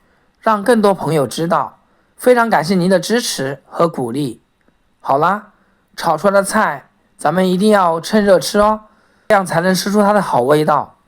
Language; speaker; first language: Chinese; native; Chinese